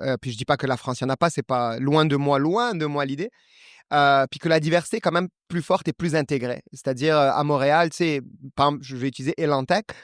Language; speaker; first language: French; non-native, local second language; Arabic